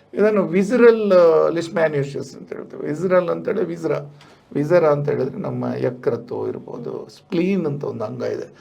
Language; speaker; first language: Kannada; native; Kannada